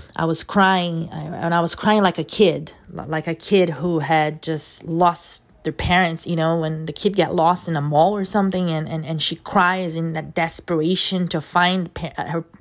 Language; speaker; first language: English; non-native, fluent; Portuguese